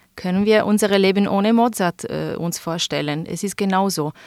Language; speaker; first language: German; non-native, fluent; Italian